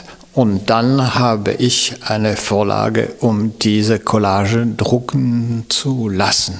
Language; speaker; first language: German; non-native, fluent; French